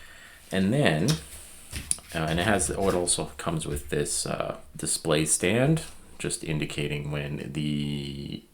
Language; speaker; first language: English; native; English